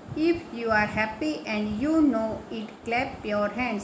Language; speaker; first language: English; non-native, local second language; Gujarati